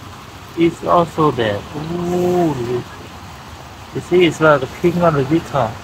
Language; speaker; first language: English; non-native, learner; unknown